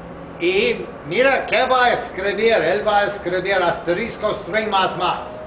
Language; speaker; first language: Spanish; non-native, fluent; English